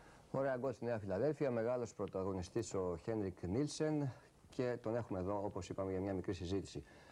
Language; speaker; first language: Greek; native; Greek